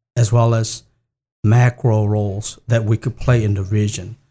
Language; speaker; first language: English; non-native, fluent; Korean